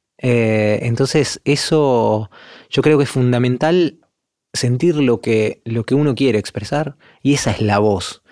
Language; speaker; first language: Spanish; native; Spanish